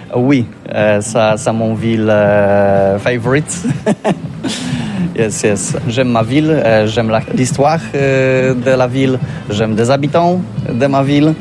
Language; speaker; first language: French; non-native, learner; Polish